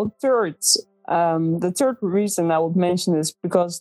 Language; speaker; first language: English; non-native, fluent; Dutch